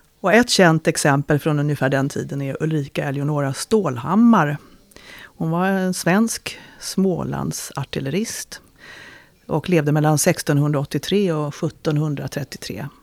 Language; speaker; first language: Swedish; native; Swedish